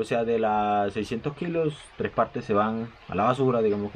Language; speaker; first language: Spanish; native; Spanish